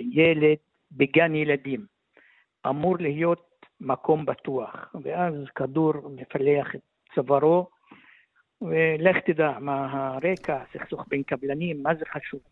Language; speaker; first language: Hebrew; non-native, local second language; Arabic